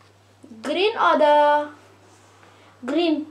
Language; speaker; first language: English; non-native, learner; Indonesian